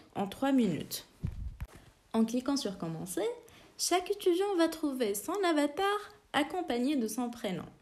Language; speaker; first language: French; non-native, local second language; Arabic